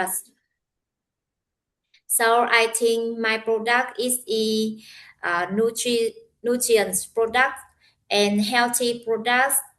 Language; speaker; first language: English; non-native, learner; Vietnamese